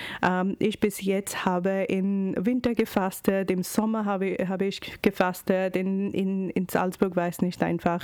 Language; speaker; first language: German; non-native, learner; Urdu